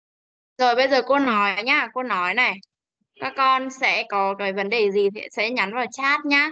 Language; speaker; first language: Vietnamese; native; Vietnamese